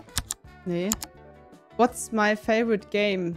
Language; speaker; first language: English; non-native, learner; German